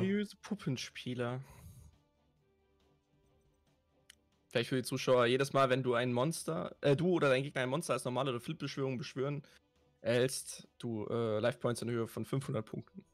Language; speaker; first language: German; native; German